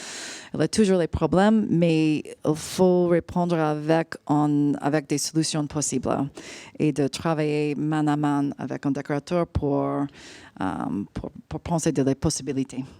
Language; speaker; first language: French; non-native, fluent; English